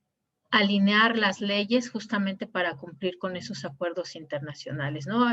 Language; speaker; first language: Spanish; native; Spanish